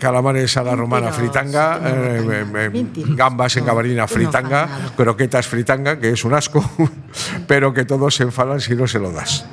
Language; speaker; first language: Spanish; native; Spanish